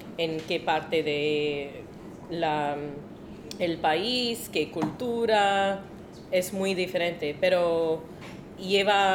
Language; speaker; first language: Spanish; non-native, learner; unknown